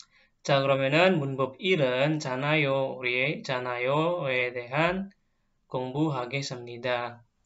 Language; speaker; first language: Korean; non-native, fluent; Indonesian